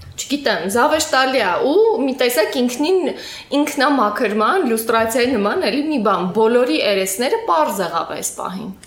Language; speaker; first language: Armenian; native; Armenian